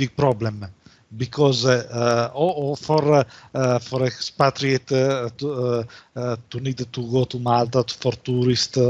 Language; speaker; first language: English; non-native, learner; Italian